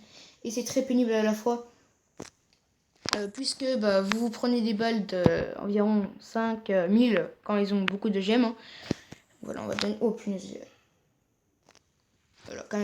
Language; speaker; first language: French; native; French